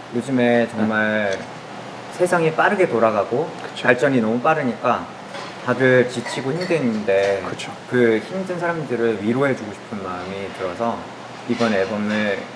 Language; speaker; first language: Korean; native; Korean